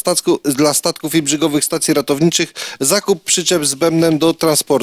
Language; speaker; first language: Polish; native; Polish